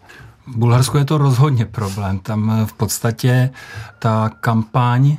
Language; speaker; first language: Czech; native; Czech